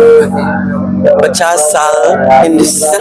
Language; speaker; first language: Hindi; non-native, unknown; English